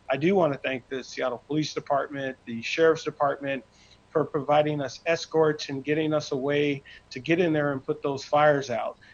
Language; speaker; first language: English; native; English